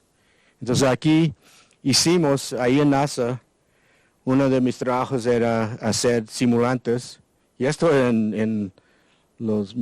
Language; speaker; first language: Spanish; non-native, learner; English